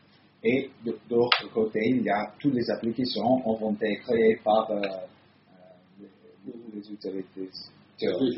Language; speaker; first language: French; non-native, fluent; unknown